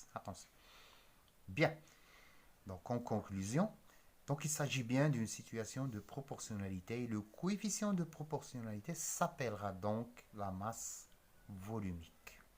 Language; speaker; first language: French; non-native, local second language; Arabic